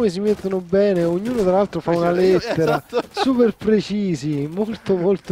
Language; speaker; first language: Italian; native; Italian